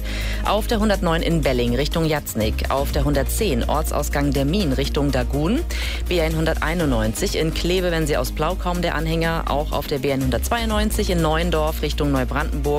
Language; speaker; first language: German; native; German